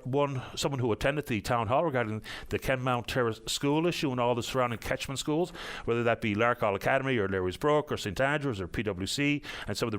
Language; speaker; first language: English; native; English